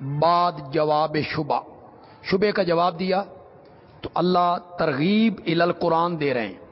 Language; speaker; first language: Urdu; non-native, local second language; Punjabi